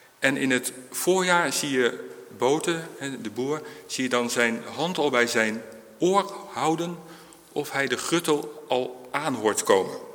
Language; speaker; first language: Dutch; native; Dutch